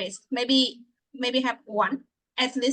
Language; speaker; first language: English; non-native, fluent; Vietnamese